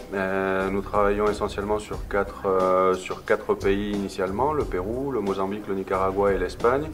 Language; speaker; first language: French; non-native, fluent; Spanish